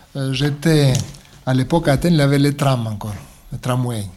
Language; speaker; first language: French; non-native, fluent; Greek